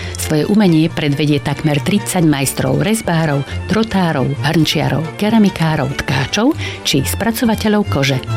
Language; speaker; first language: Slovak; native; Slovak